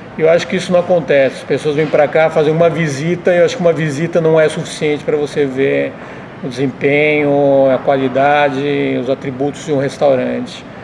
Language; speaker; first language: Portuguese; native; Portuguese